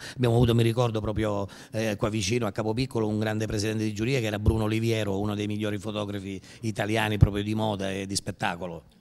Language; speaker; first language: Italian; native; Italian